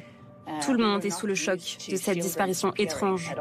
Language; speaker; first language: French; native; French